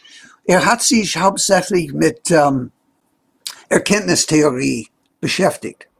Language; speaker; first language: German; non-native, fluent; English